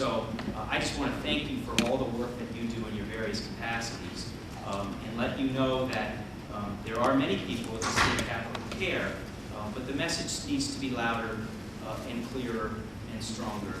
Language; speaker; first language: English; native; English